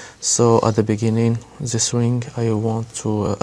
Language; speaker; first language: English; non-native, learner; French